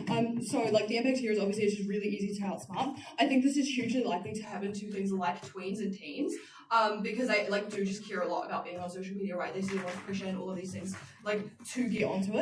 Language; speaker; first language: English; native; English